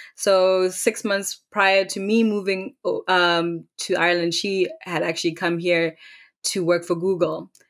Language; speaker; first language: English; non-native, local second language; Tswana